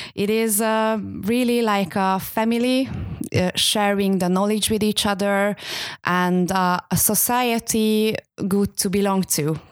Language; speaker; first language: English; non-native, fluent; Hungarian